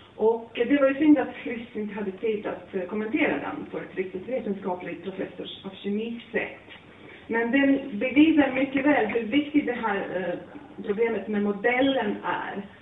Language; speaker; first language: Swedish; non-native, fluent; Latvian